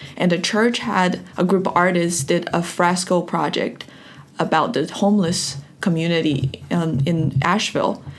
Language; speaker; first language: English; non-native, fluent; Chinese